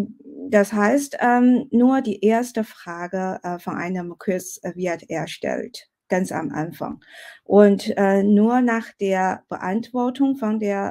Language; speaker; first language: German; non-native, fluent; Chinese